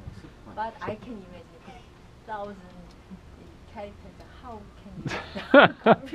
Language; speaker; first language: English; non-native, learner; Korean